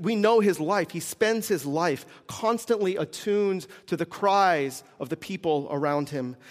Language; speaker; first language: English; early bilingual, other home language; Korean